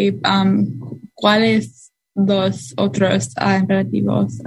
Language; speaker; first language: Spanish; non-native, learner; English